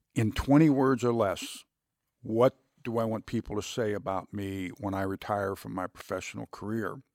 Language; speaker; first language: English; native; English